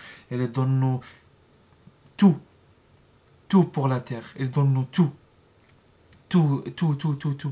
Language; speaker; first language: French; non-native, learner; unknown